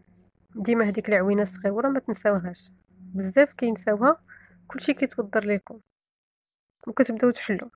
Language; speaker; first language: Arabic; native; Arabic